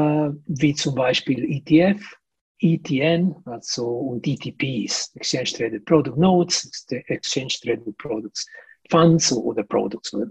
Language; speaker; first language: German; non-native, fluent; Italian